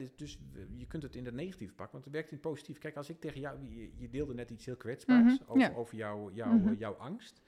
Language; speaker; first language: Dutch; native; Dutch